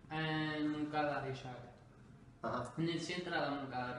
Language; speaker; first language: Catalan; non-native, learner; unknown